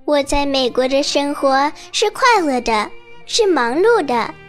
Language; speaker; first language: Chinese; early bilingual, other home language; English